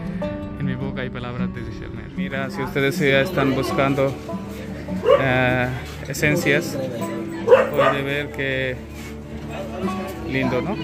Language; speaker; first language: Spanish; non-native, learner; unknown